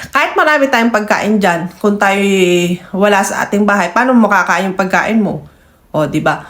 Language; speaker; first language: Filipino; native; Filipino